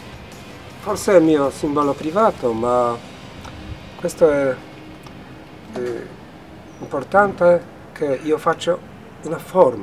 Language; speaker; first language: Italian; non-native, learner; Polish